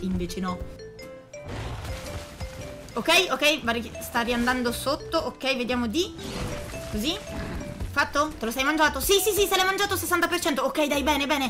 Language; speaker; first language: Italian; native; Italian